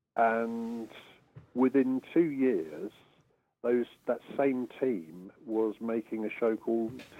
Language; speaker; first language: English; native; English